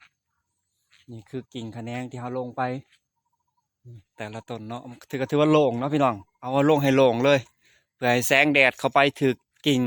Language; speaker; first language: Thai; non-native, local second language; Northeastern Thai